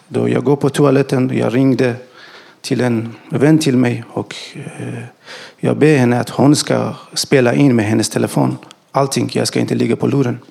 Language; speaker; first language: Swedish; non-native, learner; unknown